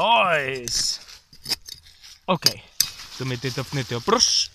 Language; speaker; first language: Welsh; non-native, learner; English